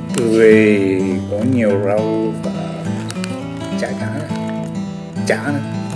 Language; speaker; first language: Vietnamese; non-native, learner; Japanese